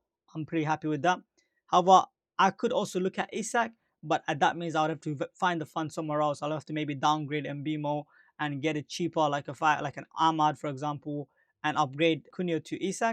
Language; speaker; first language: English; native; English